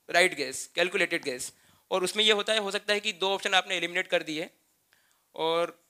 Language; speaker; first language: Hindi; native; Hindi